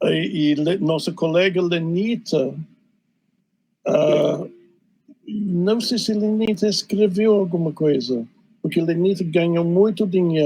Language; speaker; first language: Portuguese; non-native, fluent; English